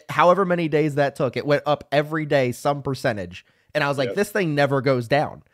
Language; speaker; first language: English; native; English